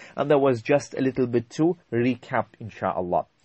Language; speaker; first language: English; native; English